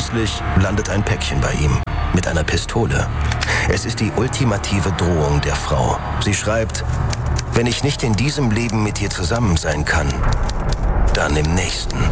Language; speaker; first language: German; native; German